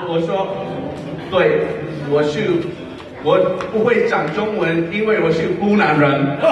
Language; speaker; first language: Chinese; non-native, learner; Hmong